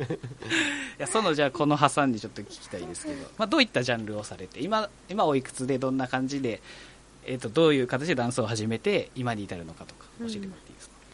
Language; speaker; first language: Japanese; native; Japanese